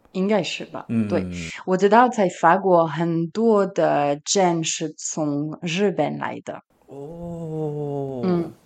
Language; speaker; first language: Chinese; non-native, fluent; French